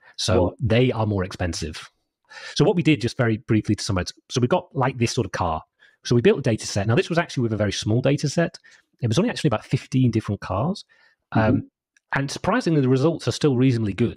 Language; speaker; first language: English; native; English